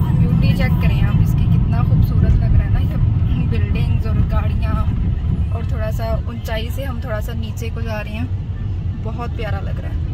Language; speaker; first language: Urdu; non-native, local second language; Punjabi